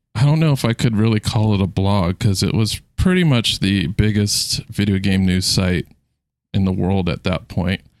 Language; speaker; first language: English; native; English